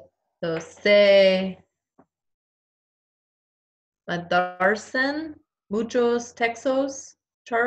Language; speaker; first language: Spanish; non-native, learner; English